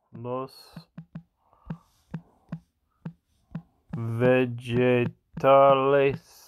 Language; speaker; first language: Spanish; non-native, learner; English